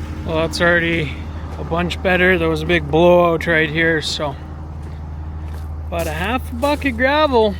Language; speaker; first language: English; native; English